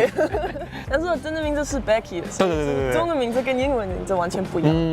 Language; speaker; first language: Chinese; non-native, fluent; German